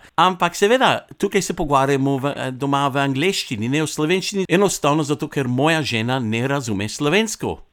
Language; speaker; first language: Slovenian; early bilingual, heritage; English